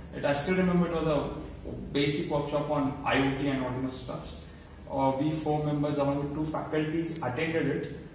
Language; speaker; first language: English; non-native, local second language; Kannada